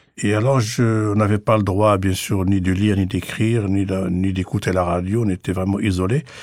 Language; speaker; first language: French; non-native, local second language; Arabic